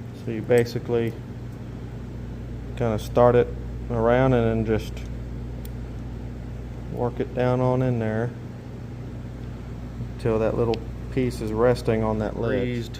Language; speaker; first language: English; native; English